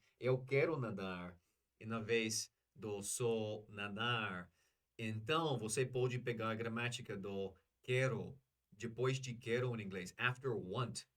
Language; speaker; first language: Portuguese; non-native, learner; English